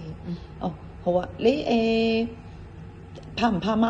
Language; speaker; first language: Cantonese; native; Cantonese